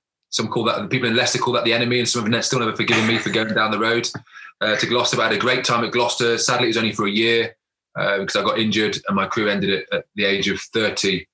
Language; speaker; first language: English; native; English